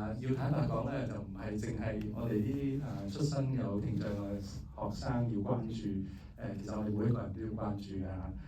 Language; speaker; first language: Cantonese; native; Cantonese